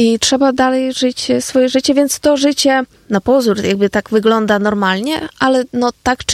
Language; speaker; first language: Polish; non-native, fluent; Ukrainian